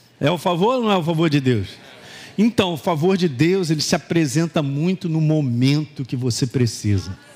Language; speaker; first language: Portuguese; native; Portuguese